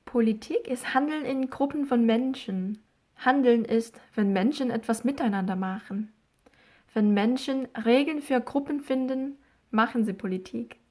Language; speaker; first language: German; non-native, fluent; Korean